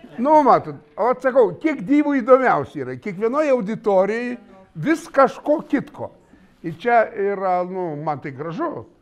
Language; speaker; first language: Lithuanian; native; Lithuanian